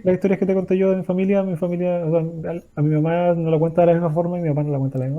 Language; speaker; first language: Spanish; native; Spanish